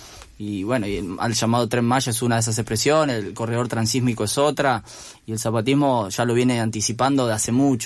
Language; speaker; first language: Spanish; native; Spanish